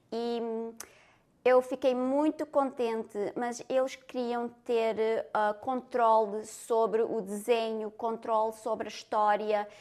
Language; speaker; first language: Portuguese; early bilingual, heritage; Portuguese